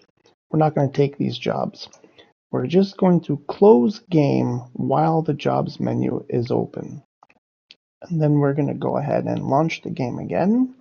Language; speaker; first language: English; native; English